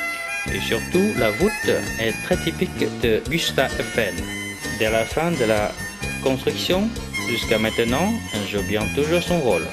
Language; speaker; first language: French; non-native, fluent; Vietnamese